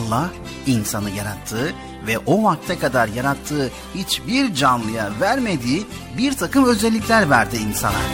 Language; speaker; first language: Turkish; native; Turkish